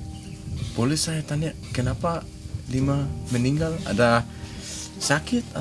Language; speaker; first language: Indonesian; non-native, learner; Danish